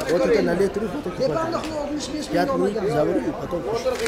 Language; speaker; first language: Russian; non-native, local second language; Uzbek